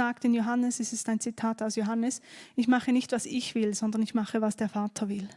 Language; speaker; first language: German; native; German